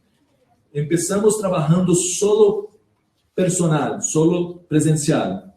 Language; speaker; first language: Spanish; non-native, learner; Portuguese